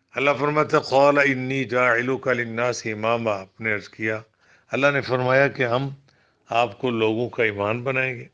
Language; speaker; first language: Urdu; non-native, local second language; Punjabi